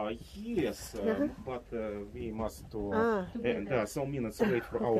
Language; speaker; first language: English; non-native, learner; Russian